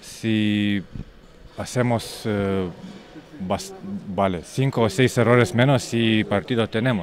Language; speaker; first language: Spanish; non-native, learner; Lithuanian